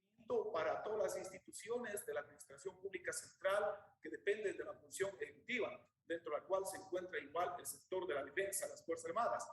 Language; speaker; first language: Spanish; native; Spanish